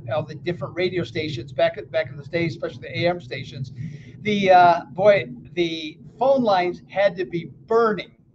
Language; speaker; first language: English; native; English